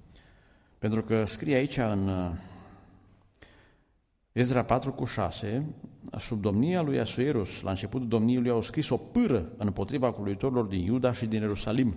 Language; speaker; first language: Romanian; native; Romanian